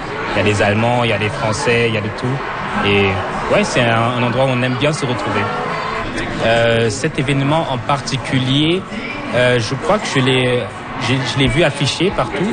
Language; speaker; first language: French; non-native, fluent; German